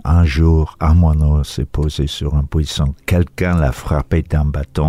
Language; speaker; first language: French; non-native, learner; English